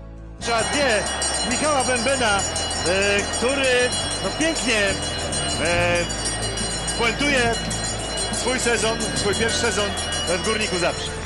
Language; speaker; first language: Polish; native; Polish